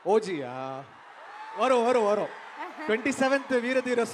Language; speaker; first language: Tamil; native; Tamil